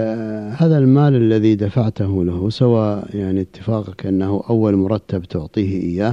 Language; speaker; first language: Arabic; native; Arabic